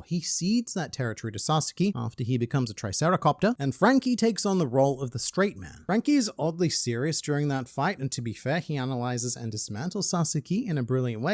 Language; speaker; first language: English; native; English